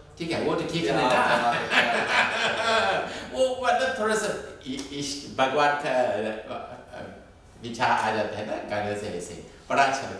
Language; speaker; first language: Hindi; non-native, fluent; English